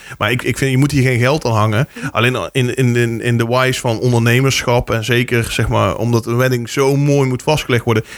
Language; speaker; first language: Dutch; native; Dutch